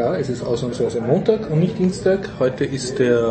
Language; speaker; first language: German; native; German